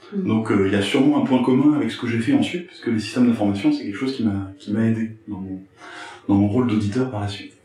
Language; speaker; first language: French; native; French